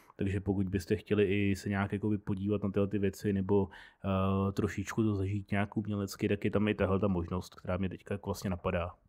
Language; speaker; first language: Czech; native; Czech